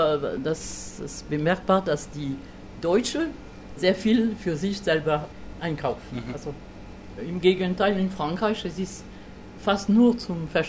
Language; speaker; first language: German; non-native, fluent; French